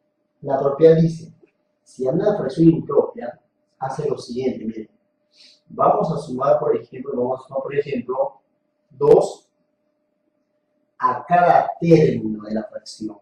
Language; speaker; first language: Spanish; native; Spanish